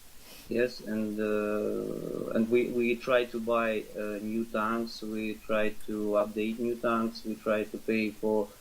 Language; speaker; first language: English; non-native, learner; Russian